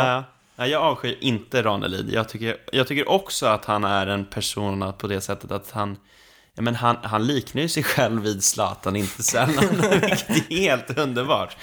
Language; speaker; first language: Swedish; native; Swedish